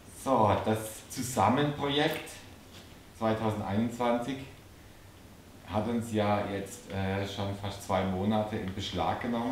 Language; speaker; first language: German; native; German